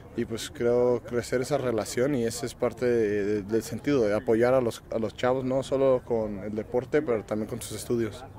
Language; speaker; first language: Spanish; early bilingual, other home language; English